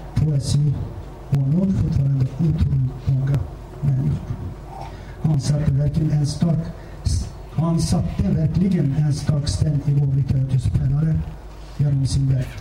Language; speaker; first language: Swedish; non-native, fluent; Turkish